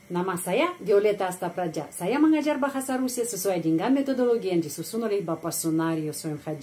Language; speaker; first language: Indonesian; non-native, fluent; Russian